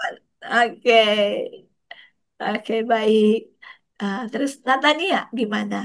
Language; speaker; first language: Indonesian; native; Indonesian